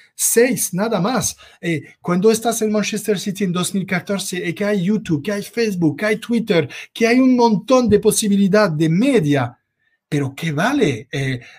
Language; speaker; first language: Spanish; non-native, fluent; French